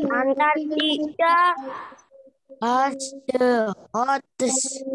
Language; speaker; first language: English; non-native, learner; Indonesian